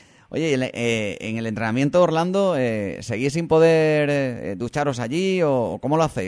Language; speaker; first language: Spanish; native; Spanish